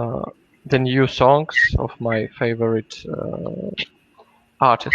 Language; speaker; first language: English; non-native, learner; Russian